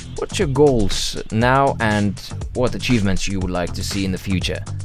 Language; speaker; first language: English; non-native, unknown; Lithuanian